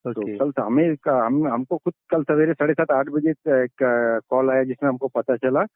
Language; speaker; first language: Hindi; native; Hindi